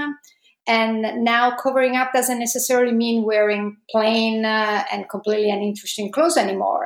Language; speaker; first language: English; non-native, fluent; Italian